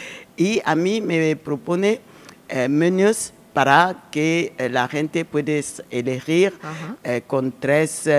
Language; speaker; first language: Spanish; non-native, learner; French